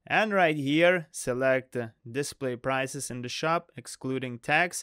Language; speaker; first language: English; non-native, fluent; Lithuanian